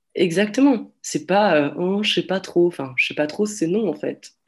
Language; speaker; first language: French; native; French